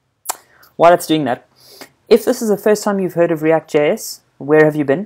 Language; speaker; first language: English; native; English